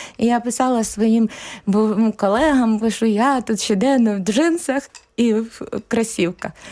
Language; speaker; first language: Ukrainian; native; Ukrainian